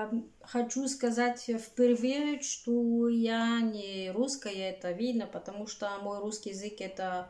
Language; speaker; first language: Russian; non-native, learner; Bulgarian